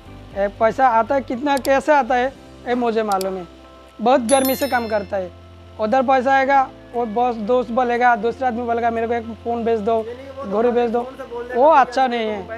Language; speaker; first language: Hindi; non-native, learner; Bangla